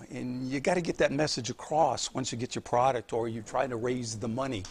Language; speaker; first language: English; native; English